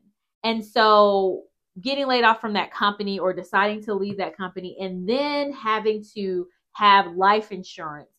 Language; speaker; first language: English; native; English